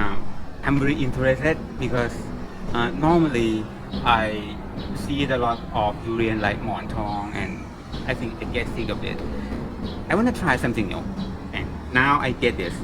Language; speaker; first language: English; non-native, fluent; Thai